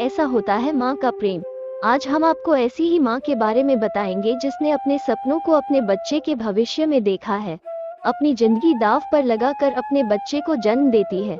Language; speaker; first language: Hindi; native; Hindi